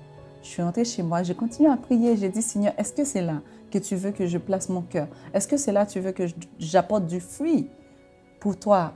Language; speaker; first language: French; non-native, local second language; Haitian Creole